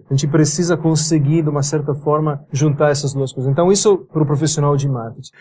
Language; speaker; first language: Portuguese; non-native, fluent; Italian